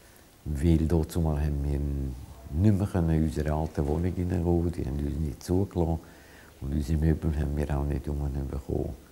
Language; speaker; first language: German; non-native, fluent; Hungarian